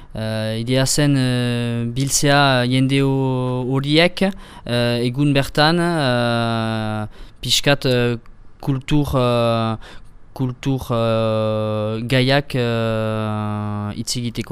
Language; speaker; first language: Basque; non-native, local second language; French